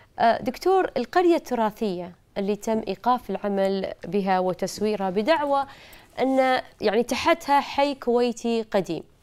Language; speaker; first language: Arabic; native; Arabic